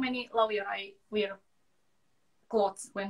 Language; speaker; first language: English; non-native, learner; Indonesian